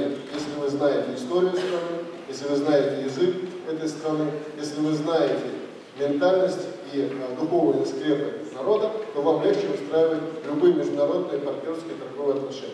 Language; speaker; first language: Russian; native; Russian